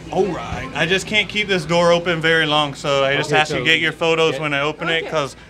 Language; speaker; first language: English; native; English